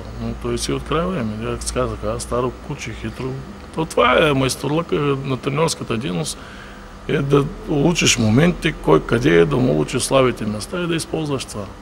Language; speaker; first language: Bulgarian; native; Bulgarian